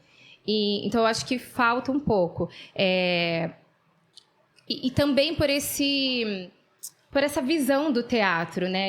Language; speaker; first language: Portuguese; native; Portuguese